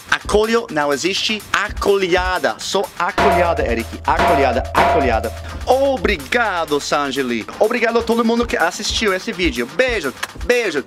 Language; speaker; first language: Portuguese; non-native, fluent; English